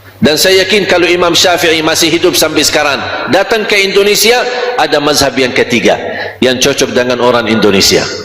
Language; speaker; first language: Malay; non-native, fluent; Arabic